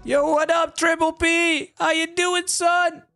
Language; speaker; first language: English; non-native, fluent; Dutch